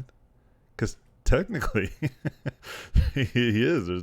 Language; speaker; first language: English; native; English